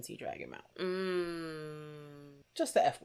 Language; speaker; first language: English; native; English